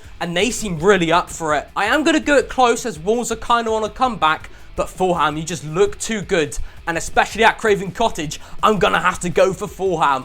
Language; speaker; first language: English; native; English